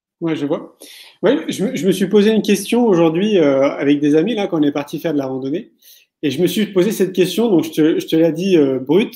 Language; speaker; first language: French; native; French